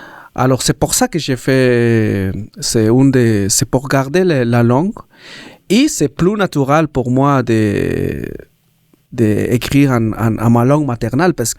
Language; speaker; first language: French; non-native, learner; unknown